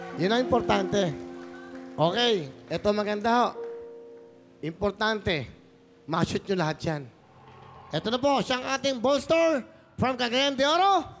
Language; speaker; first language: Filipino; native; Filipino